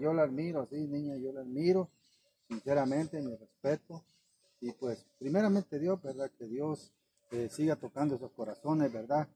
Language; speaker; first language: Spanish; native; Spanish